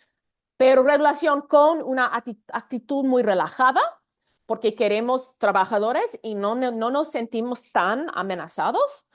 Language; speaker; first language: Spanish; non-native, fluent; English